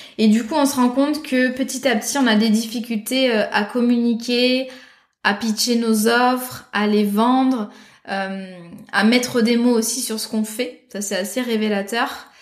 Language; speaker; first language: French; native; French